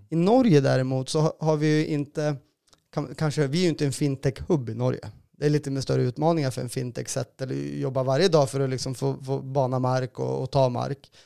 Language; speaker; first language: Swedish; native; Swedish